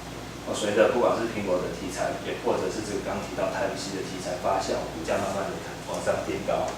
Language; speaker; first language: Chinese; native; Chinese